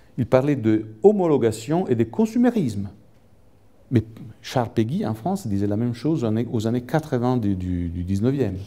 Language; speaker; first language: French; non-native, fluent; Italian